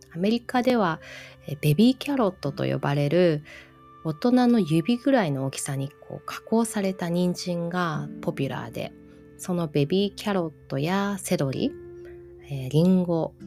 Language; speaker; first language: Japanese; early bilingual, heritage; Japanese